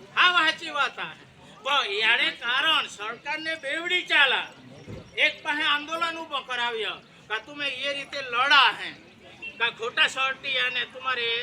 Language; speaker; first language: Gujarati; non-native, local second language; Bhili